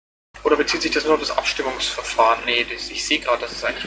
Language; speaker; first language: German; native; German